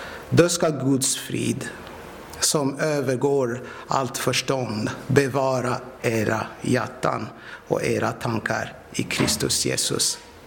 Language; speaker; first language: Swedish; non-native, fluent; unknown